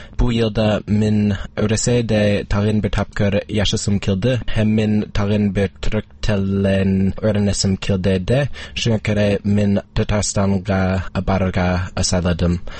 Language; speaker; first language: Tatar; non-native, fluent; English